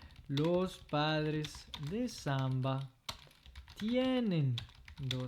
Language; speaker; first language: Spanish; non-native, fluent; French